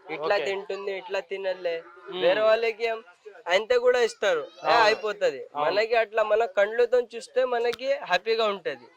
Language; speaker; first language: Telugu; non-native, local second language; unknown